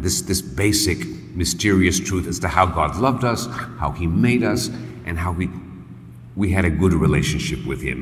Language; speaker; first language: English; early bilingual, other home language; Spanish